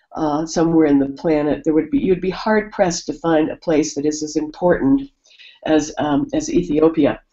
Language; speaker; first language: English; native; English